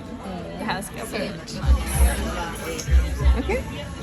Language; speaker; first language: Swedish; native; Swedish